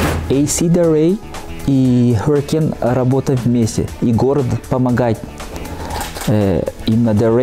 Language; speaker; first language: Russian; non-native, fluent; Portuguese